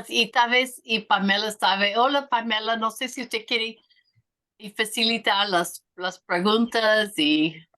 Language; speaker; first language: Spanish; non-native, learner; English